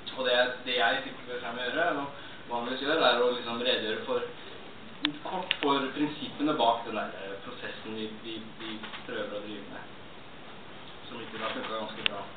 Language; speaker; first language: Norwegian; native; Norwegian